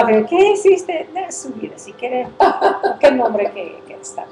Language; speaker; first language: Spanish; early bilingual, heritage; English